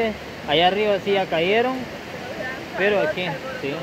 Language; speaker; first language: Spanish; native; Spanish